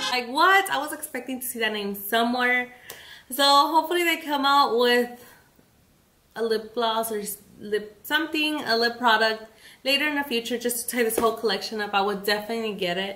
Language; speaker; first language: English; early bilingual, other home language; Spanish